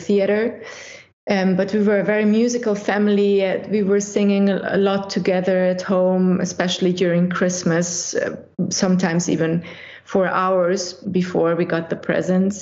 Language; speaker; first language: English; non-native, fluent; German